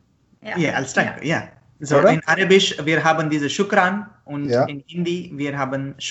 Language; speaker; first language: German; non-native, learner; Marathi